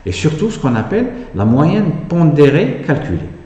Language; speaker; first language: French; non-native, local second language; Arabic